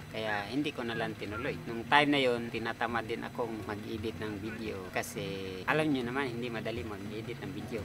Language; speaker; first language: Filipino; native; Filipino